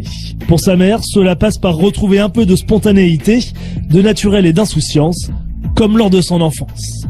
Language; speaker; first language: French; native; French